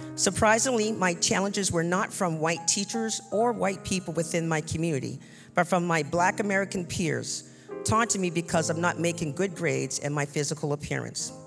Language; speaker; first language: English; native; English